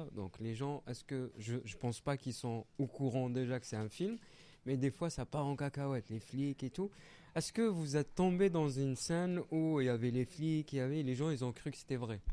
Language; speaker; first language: French; native; French